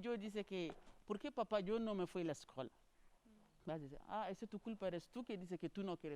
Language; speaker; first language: Spanish; non-native, learner; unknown